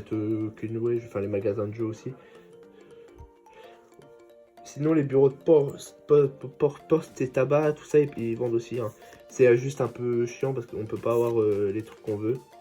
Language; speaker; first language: French; native; French